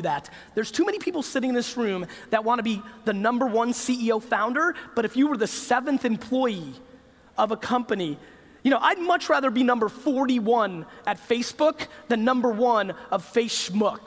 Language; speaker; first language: English; native; English